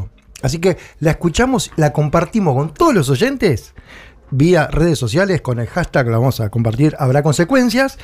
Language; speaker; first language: Spanish; native; Spanish